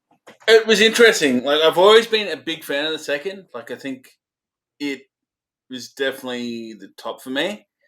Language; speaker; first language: English; native; English